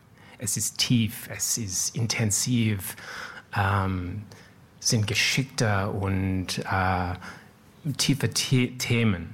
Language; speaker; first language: German; non-native, learner; French